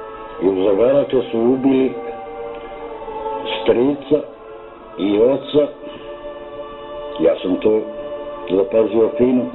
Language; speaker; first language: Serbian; non-native, local second language; Romany